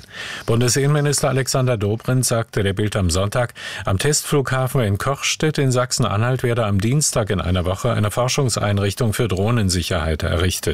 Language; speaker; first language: German; native; German